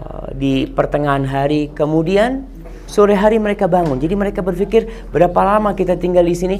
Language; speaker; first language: Indonesian; native; Indonesian